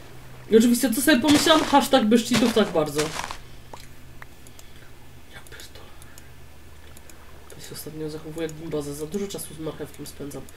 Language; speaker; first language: Polish; native; Polish